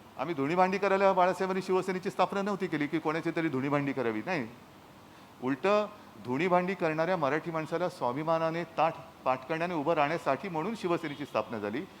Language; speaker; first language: Marathi; native; Marathi